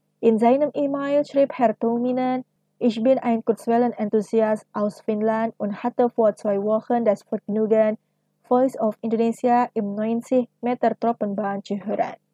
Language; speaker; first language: German; non-native, fluent; Indonesian